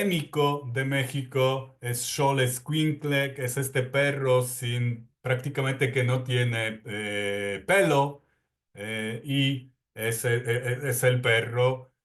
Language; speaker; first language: Spanish; non-native, fluent; Polish